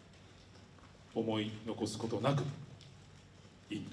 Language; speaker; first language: Japanese; native; Japanese